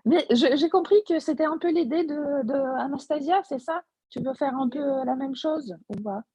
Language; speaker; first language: French; non-native, fluent; Russian